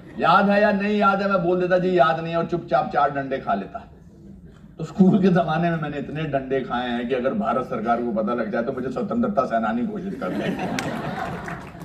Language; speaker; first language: Hindi; native; Hindi